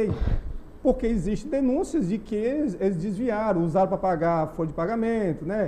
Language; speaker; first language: Portuguese; native; Portuguese